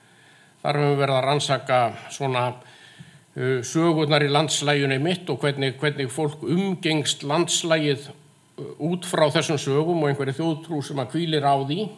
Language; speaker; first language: Icelandic; native; Icelandic